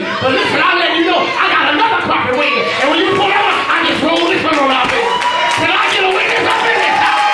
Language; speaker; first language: English; native; English